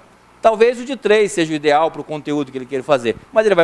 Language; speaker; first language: Portuguese; native; Portuguese